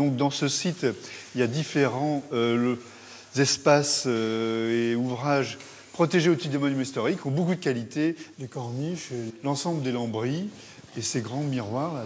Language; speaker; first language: French; native; French